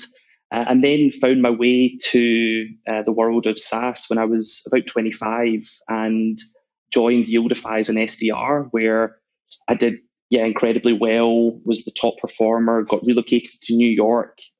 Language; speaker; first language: English; native; English